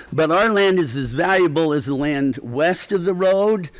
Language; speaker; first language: English; native; English